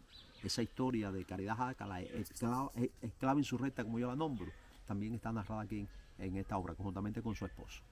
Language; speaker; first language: Spanish; native; Spanish